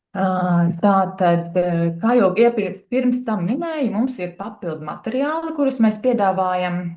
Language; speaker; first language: Latvian; native; Latvian